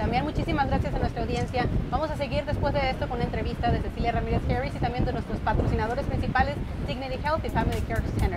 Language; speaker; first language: Spanish; native; Spanish